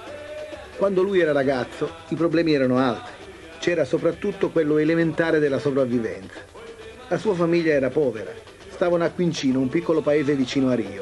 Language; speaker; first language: Italian; native; Italian